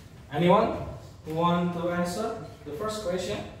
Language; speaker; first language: English; non-native, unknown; Indonesian